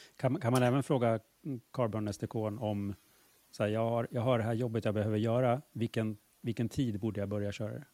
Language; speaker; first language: Swedish; native; Swedish